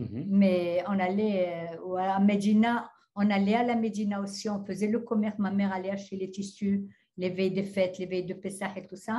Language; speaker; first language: French; non-native, local second language; Arabic